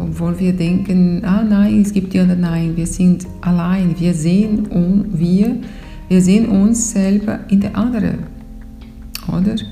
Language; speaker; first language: German; non-native, fluent; Portuguese